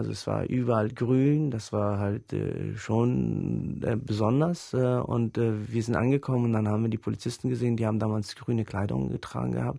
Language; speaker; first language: German; early bilingual, other home language; Pashto